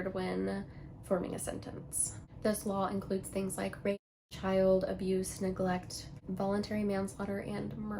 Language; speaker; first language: English; native; English